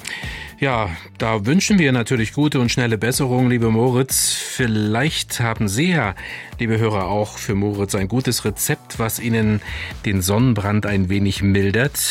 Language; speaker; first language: German; native; German